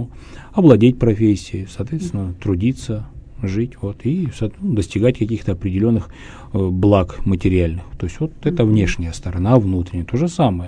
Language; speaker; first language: Russian; native; Russian